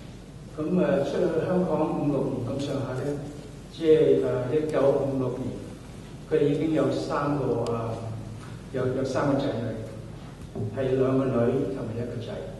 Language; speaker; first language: Cantonese; early bilingual, heritage; Cantonese